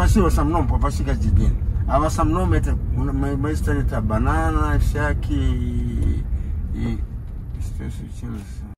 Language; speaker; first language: Russian; non-native, learner; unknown